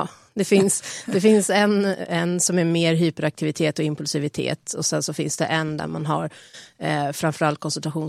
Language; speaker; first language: Swedish; native; Swedish